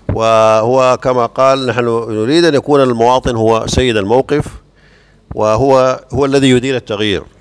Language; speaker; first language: Arabic; native; Arabic